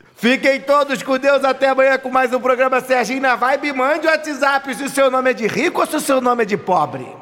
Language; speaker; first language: Portuguese; native; Portuguese